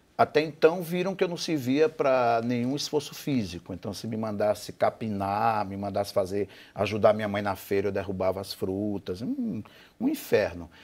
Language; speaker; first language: Portuguese; native; Portuguese